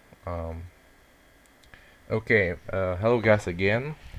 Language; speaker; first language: English; non-native, learner; Czech